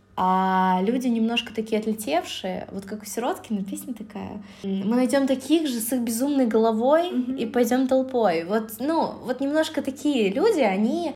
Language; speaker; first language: Russian; native; Russian